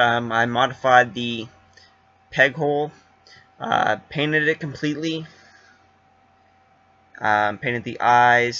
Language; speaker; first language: English; native; English